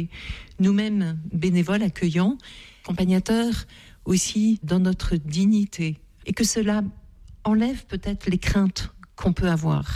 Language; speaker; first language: French; native; French